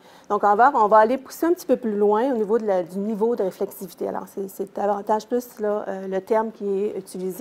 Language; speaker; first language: French; native; French